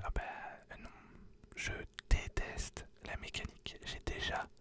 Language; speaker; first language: French; native; French